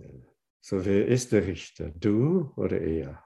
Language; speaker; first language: German; non-native, fluent; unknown